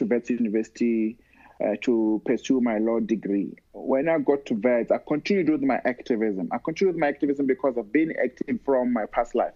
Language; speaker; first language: English; non-native, local second language; Northern Sotho